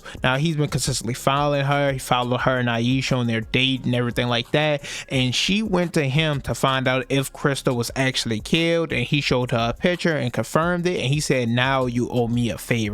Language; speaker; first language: English; native; English